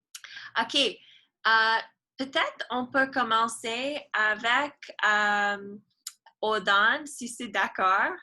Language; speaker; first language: French; non-native, learner; English